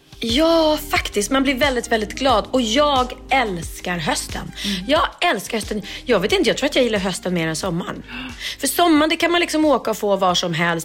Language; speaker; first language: Swedish; native; Swedish